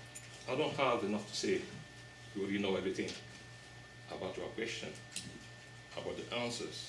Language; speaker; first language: English; non-native, local second language; French